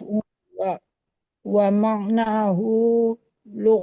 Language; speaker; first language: Arabic; non-native, learner; Indonesian